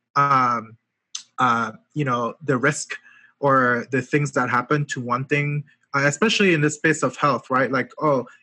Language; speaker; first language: English; non-native, local second language; French